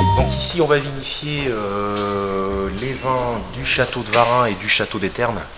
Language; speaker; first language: French; native; French